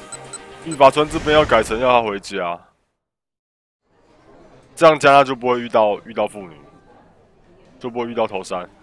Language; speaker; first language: Chinese; native; Chinese